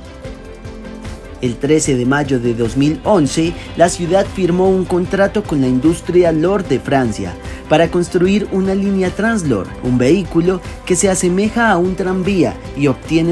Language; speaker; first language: Spanish; native; Spanish